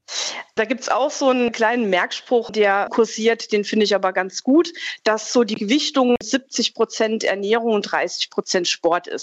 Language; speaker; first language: German; native; German